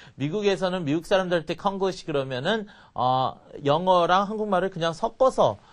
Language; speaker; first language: Korean; early bilingual, heritage; Korean